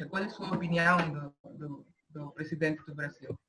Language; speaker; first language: Portuguese; non-native, fluent; Spanish